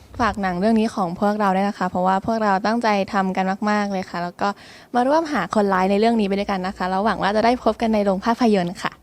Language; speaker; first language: Thai; native; Thai